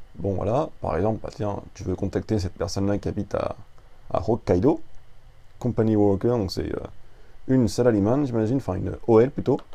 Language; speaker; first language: French; native; French